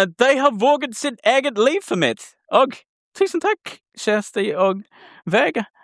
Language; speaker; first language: Norwegian; non-native, learner; English